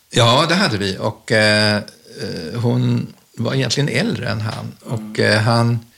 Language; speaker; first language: Swedish; early bilingual, other home language; German